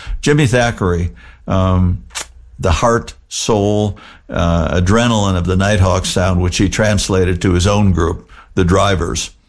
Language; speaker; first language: English; native; English